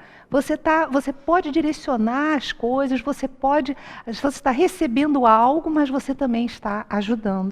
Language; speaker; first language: Portuguese; native; Portuguese